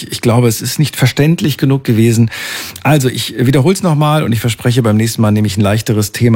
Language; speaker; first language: German; native; German